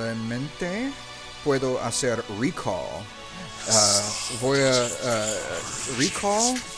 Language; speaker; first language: Spanish; non-native, learner; English